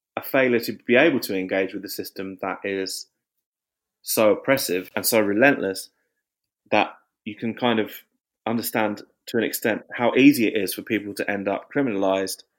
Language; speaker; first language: English; native; English